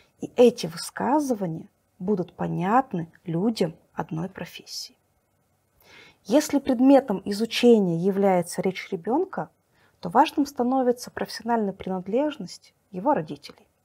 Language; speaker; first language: Russian; native; Russian